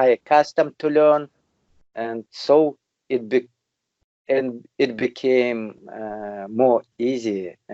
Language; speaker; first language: English; non-native, learner; Russian